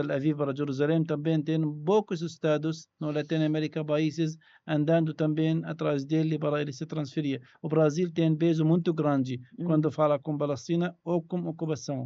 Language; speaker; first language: Portuguese; non-native, learner; Arabic